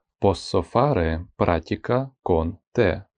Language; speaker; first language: Italian; non-native, fluent; Ukrainian